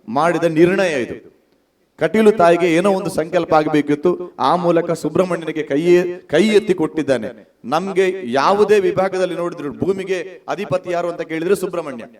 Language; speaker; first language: Kannada; non-native, local second language; Tulu